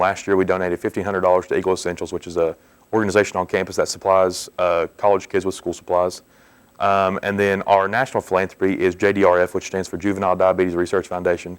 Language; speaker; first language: English; native; English